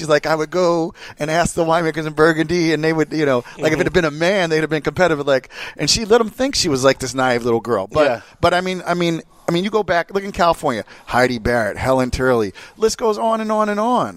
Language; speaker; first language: English; native; English